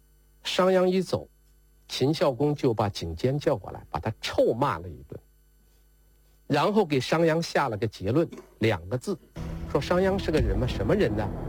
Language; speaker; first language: Chinese; native; Chinese